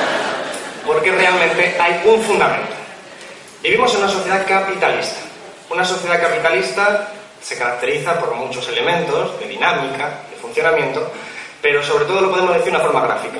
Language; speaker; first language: Spanish; native; Spanish